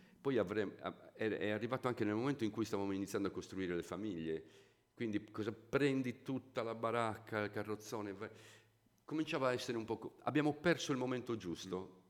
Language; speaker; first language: Italian; native; Italian